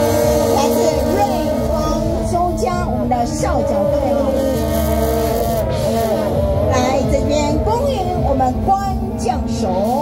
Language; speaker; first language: Chinese; native; Chinese